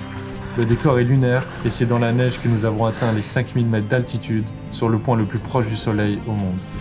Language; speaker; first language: French; native; French